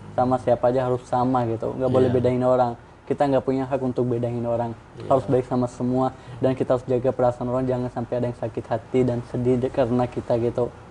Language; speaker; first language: Indonesian; non-native, fluent; Urdu